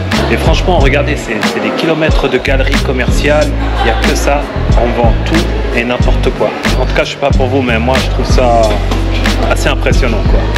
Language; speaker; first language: French; native; French